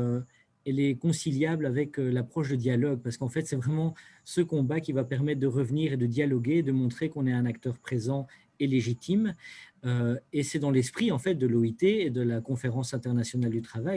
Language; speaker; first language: French; native; French